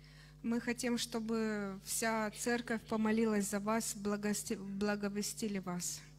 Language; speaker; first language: Russian; non-native, fluent; Romanian